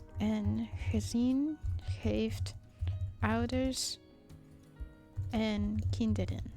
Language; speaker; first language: Dutch; non-native, learner; English